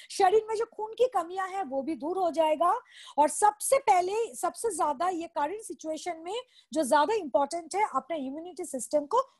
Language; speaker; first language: Hindi; non-native, local second language; Bangla